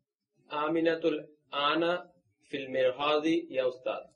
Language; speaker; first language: Arabic; non-native, learner; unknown